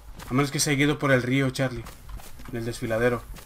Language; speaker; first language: Spanish; native; Spanish